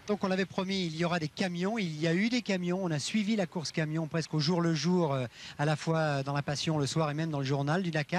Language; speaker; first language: French; native; French